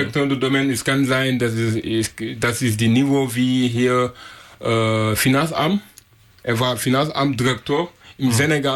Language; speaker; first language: German; non-native, learner; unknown